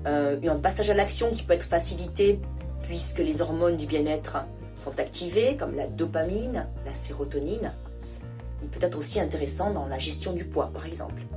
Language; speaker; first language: French; native; French